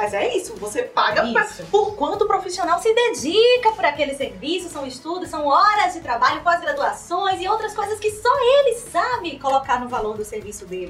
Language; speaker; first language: Portuguese; native; Portuguese